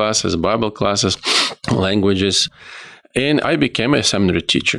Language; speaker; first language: English; non-native, fluent; Ukrainian